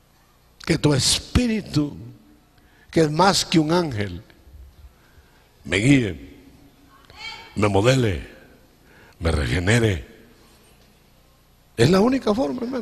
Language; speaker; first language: Spanish; native; Spanish